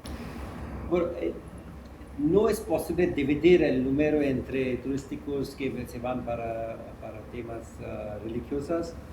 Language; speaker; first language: Spanish; non-native, fluent; Hindi